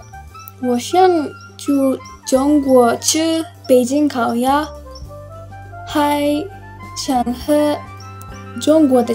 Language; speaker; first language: Chinese; non-native, learner; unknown